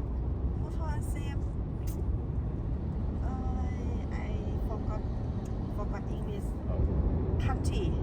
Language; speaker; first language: English; non-native, learner; Thai